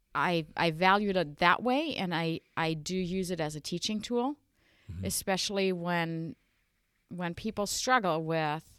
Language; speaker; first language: English; non-native, fluent; German